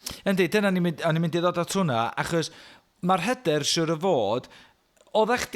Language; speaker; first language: Welsh; native; Welsh